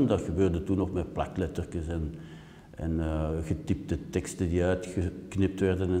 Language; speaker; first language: Dutch; native; Dutch